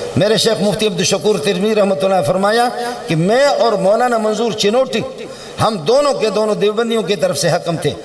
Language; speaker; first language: Urdu; non-native, local second language; Brahui